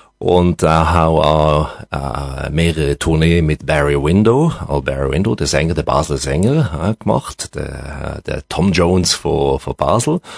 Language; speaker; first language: German; non-native, local second language; French